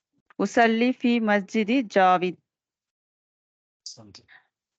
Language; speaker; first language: Arabic; non-native, learner; Tamil